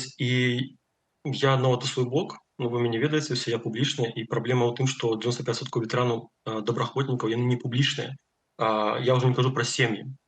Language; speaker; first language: Belarusian; non-native, local second language; Russian